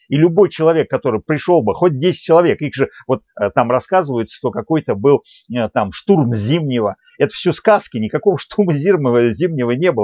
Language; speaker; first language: Russian; native; Russian